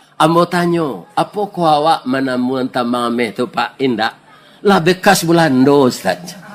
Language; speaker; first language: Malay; non-native, local second language; Minangkabau